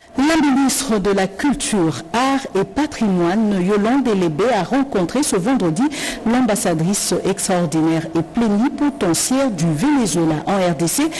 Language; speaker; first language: French; non-native, local second language; Lingala